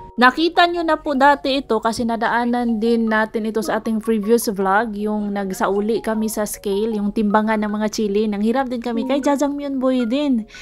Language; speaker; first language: Filipino; non-native, local second language; Cebuano